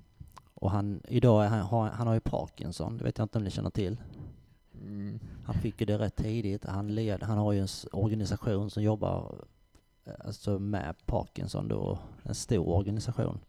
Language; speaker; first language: Swedish; native; Swedish